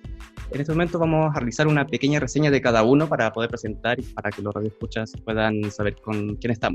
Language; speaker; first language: Spanish; native; Spanish